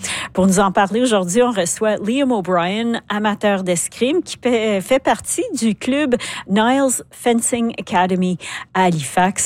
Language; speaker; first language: French; native; French